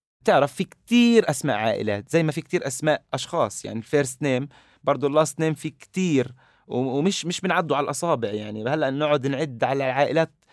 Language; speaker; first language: Arabic; native; Arabic